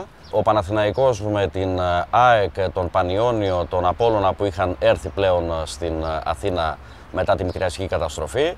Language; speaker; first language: Greek; native; Greek